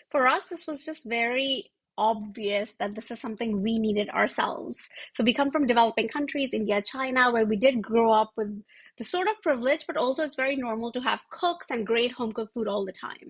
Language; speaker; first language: English; non-native, local second language; Hindi